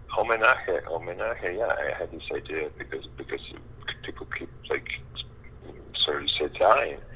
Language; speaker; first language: English; non-native, fluent; Ukrainian